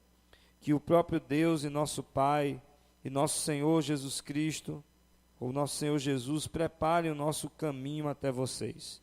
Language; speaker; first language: Portuguese; native; Portuguese